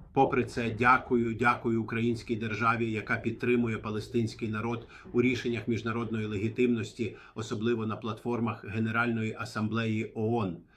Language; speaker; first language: Ukrainian; non-native, fluent; Arabic